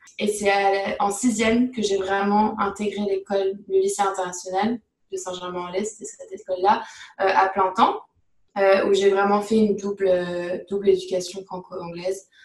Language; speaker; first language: French; native; French